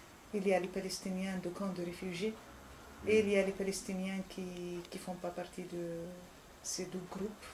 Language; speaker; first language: French; non-native, fluent; Arabic